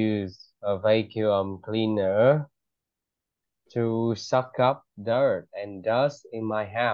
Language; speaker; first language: English; non-native, fluent; Vietnamese